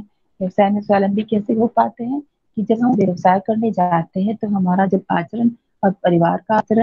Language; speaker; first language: Hindi; native; Hindi